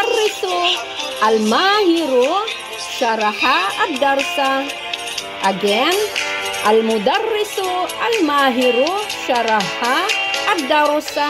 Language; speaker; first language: Arabic; non-native, fluent; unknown